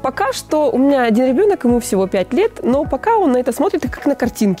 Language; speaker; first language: Russian; native; Russian